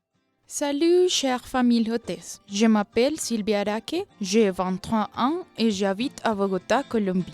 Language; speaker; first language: French; non-native, learner; Spanish